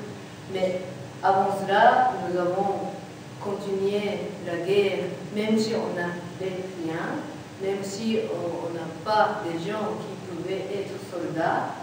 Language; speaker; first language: French; non-native, learner; Japanese